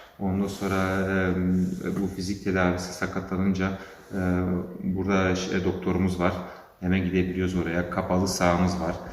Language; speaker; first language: Turkish; early bilingual, heritage; Turkish